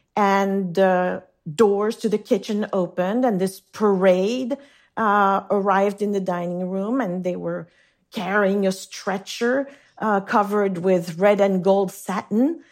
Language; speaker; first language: English; non-native, fluent; French